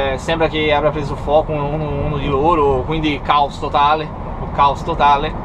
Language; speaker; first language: Italian; non-native, fluent; Portuguese